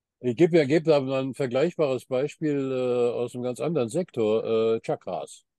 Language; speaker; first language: German; early bilingual, heritage; German